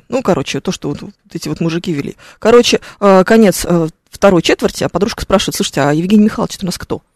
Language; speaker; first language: Russian; native; Russian